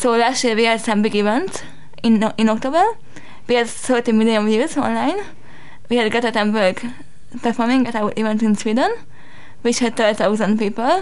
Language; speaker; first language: English; non-native, fluent; Hungarian